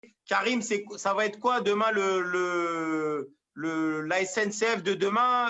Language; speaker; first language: French; native; French